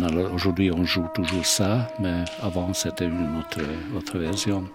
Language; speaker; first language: French; non-native, fluent; Hungarian